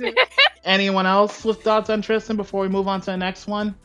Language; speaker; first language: English; native; English